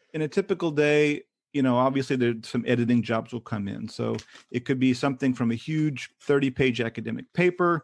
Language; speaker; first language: English; native; English